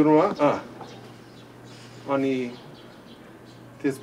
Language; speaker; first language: Nepali; non-native, learner; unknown